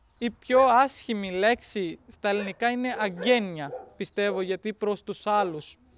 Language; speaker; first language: Greek; non-native, fluent; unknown